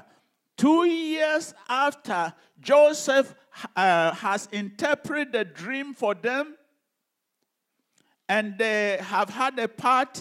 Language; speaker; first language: English; non-native, local second language; Hausa